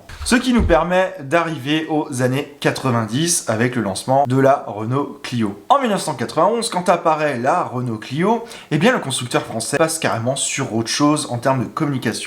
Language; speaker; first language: French; native; French